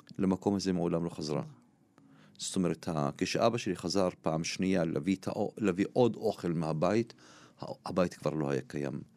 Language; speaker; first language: Hebrew; non-native, local second language; Arabic